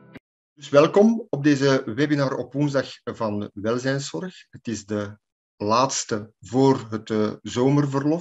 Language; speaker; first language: Dutch; native; Dutch